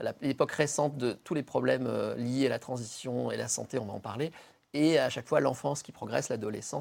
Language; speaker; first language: French; native; French